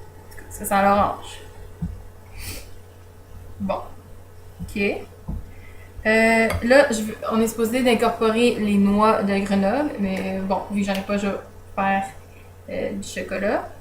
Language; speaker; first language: French; native; French